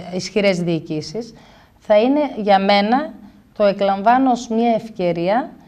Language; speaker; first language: Greek; native; Greek